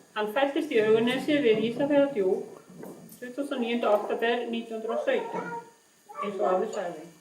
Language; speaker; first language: Icelandic; native; Icelandic